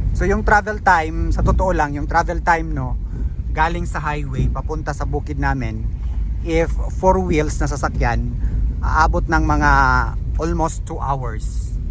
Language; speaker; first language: Filipino; non-native, local second language; Cebuano